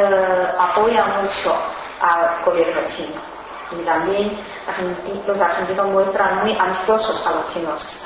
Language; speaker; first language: Spanish; non-native, fluent; Chinese